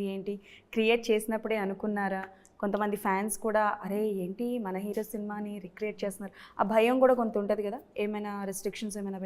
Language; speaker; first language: Telugu; native; Telugu